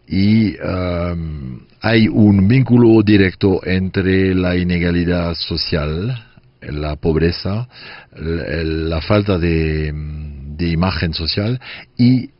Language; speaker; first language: Spanish; non-native, fluent; French